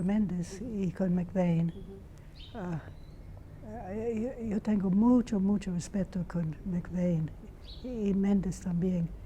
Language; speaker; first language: Spanish; non-native, fluent; English